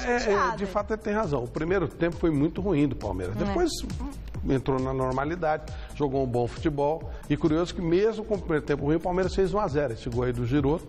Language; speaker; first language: Portuguese; native; Portuguese